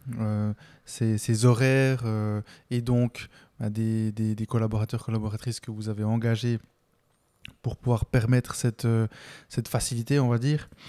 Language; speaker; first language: French; early bilingual, other home language; Spanish